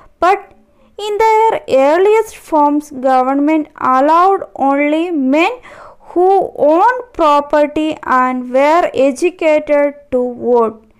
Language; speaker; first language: English; non-native, local second language; Malayalam